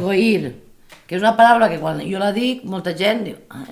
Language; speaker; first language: Catalan; native; Catalan